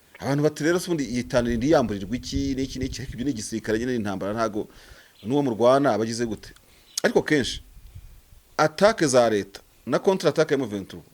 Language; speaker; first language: Kinyarwanda; native; Kinyarwanda